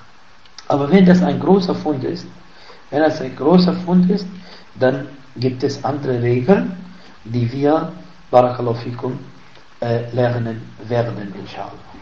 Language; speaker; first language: German; non-native, fluent; Arabic